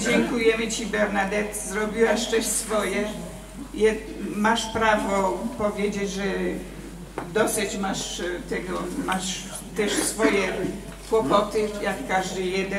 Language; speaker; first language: Polish; early bilingual, heritage; Polish